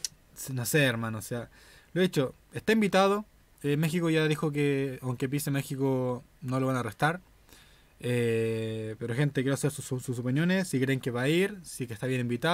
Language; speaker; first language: Spanish; native; Spanish